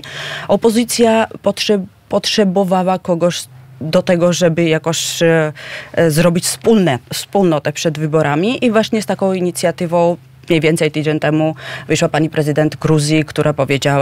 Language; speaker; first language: Polish; non-native, fluent; Georgian